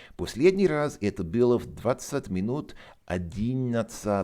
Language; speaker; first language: Russian; non-native, fluent; English